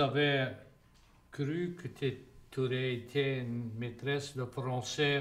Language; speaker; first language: French; native; French